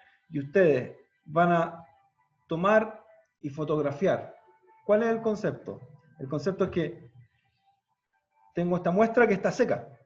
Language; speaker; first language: Spanish; native; Spanish